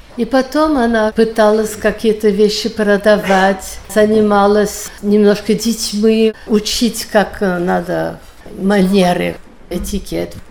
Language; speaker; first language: Russian; early bilingual, heritage; Russian